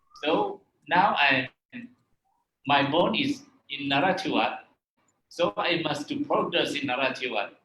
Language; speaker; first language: English; non-native, learner; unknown